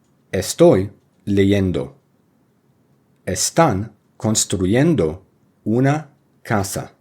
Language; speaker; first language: Spanish; non-native, fluent; English